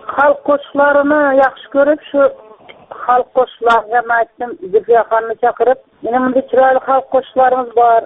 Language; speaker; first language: Uzbek; native; Uzbek